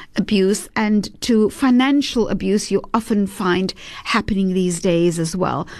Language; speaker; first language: English; early bilingual, other home language; Afrikaans